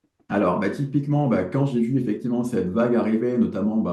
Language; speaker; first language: French; native; French